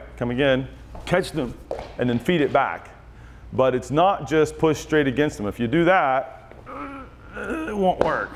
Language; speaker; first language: English; native; English